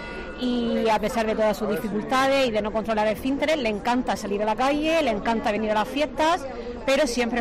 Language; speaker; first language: Spanish; native; Spanish